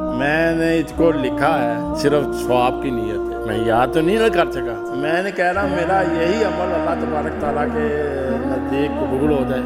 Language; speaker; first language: Urdu; non-native, local second language; Punjabi